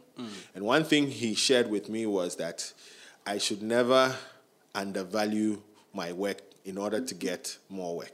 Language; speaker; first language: English; non-native, local second language; Akan